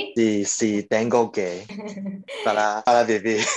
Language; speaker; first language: Spanish; non-native, learner; Chinese